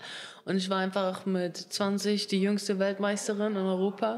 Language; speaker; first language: German; early bilingual, other home language; Russian